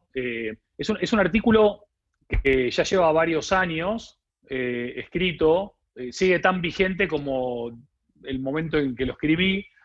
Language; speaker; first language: Spanish; native; Spanish